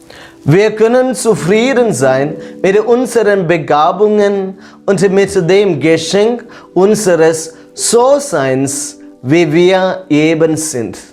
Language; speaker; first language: German; non-native, fluent; Malayalam